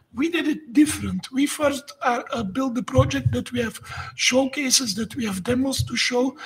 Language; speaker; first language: English; non-native, fluent; Dutch